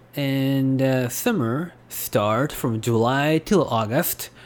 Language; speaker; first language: English; non-native, fluent; Japanese